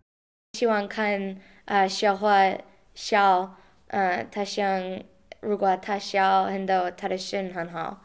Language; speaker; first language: Chinese; non-native, learner; English